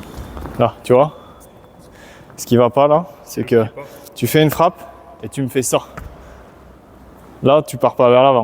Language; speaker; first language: French; native; French